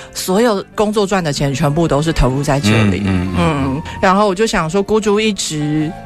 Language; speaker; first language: Chinese; native; Chinese